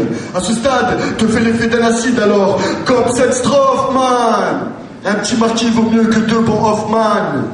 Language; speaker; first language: French; native; French